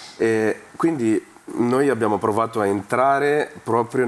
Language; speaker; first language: Italian; non-native, fluent; Ukrainian